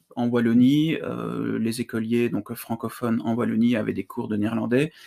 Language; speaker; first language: French; native; French